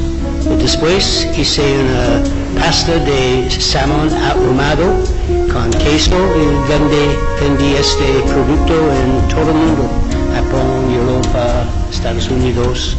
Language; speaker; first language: Spanish; non-native, fluent; English